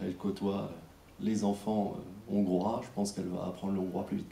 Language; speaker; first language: French; native; French